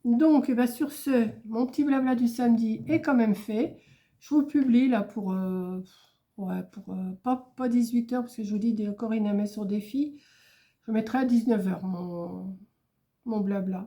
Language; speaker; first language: French; native; French